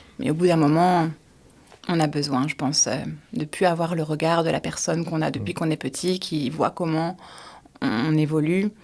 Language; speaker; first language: French; native; French